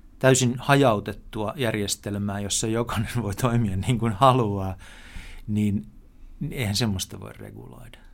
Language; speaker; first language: Finnish; native; Finnish